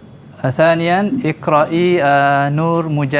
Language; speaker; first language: Arabic; non-native, fluent; Malay